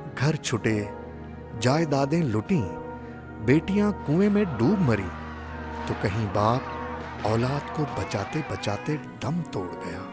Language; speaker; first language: Urdu; native; Urdu